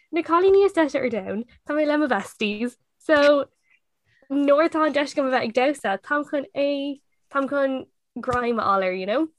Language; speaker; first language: Irish; non-native, local second language; English